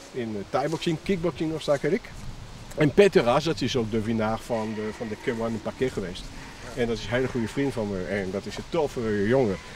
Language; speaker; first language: Dutch; non-native, fluent; French